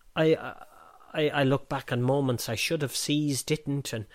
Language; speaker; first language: English; native; English